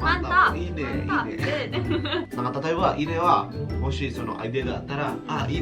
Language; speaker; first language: Japanese; non-native, fluent; Indonesian